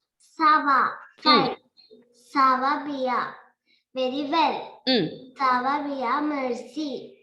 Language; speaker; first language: French; non-native, learner; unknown